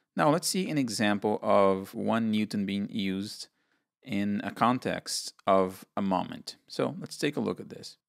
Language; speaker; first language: English; non-native, fluent; Portuguese